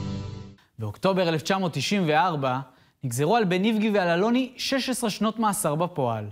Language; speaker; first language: Hebrew; native; Hebrew